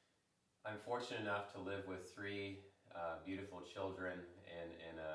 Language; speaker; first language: English; native; English